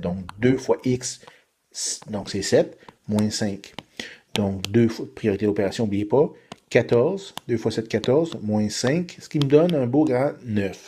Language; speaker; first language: French; native; French